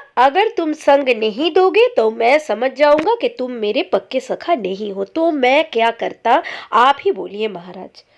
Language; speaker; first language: Hindi; non-native, local second language; Bangla